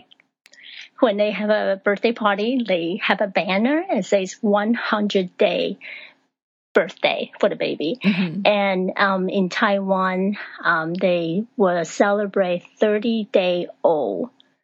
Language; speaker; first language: English; non-native, fluent; Chinese